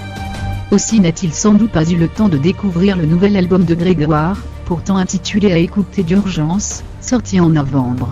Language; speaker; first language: French; native; French